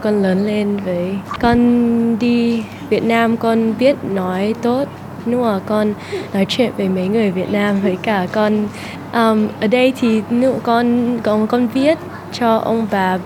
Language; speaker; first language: Vietnamese; early bilingual, heritage; Vietnamese